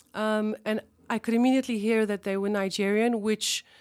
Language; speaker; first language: English; early bilingual, other home language; Hebrew